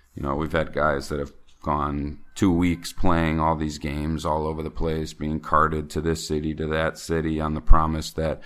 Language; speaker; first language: English; native; English